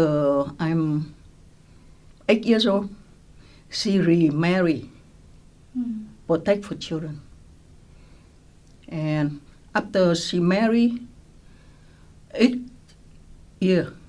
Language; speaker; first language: English; non-native, local second language; Vietnamese